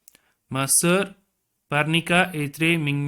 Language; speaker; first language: French; non-native, learner; Tamil